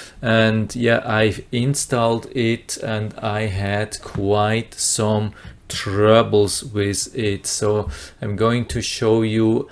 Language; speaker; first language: English; non-native, fluent; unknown